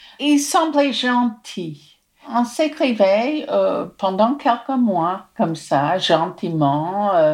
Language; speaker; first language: French; non-native, fluent; English